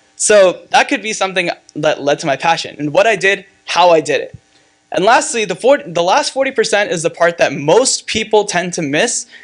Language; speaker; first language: English; native; English